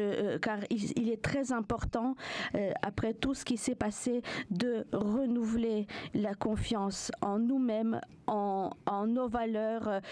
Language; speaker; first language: French; non-native, fluent; Ukrainian